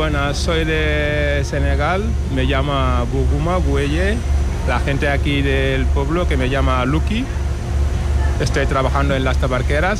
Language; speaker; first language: Spanish; non-native, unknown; Wolof